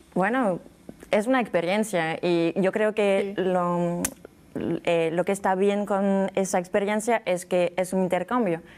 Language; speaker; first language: Spanish; non-native, fluent; French